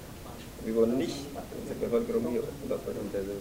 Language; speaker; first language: German; non-native, fluent; Vietnamese